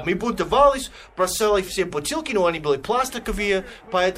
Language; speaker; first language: Russian; non-native, fluent; English